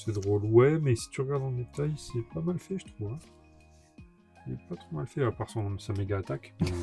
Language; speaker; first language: French; native; French